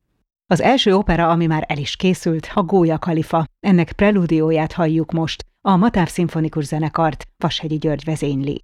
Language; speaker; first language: Hungarian; native; Hungarian